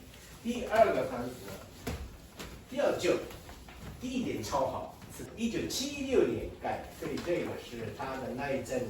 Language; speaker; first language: Chinese; non-native, fluent; Japanese